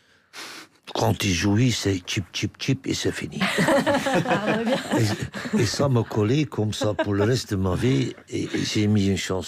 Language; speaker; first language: French; non-native, local second language; Dutch